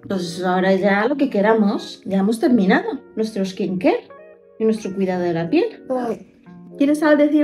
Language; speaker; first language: Spanish; native; Spanish